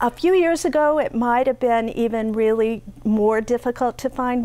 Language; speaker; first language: English; native; English